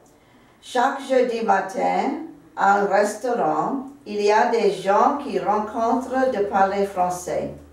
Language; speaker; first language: French; non-native, local second language; English